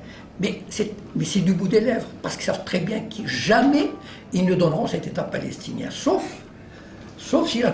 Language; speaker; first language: French; native; French